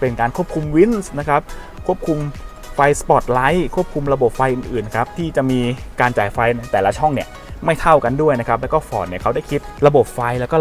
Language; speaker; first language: Thai; native; Thai